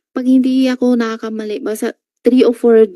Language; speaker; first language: Filipino; non-native, learner; Chinese